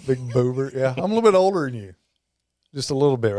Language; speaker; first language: English; native; English